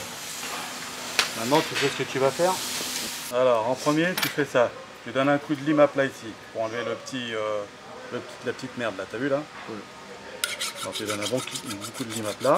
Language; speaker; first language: French; native; French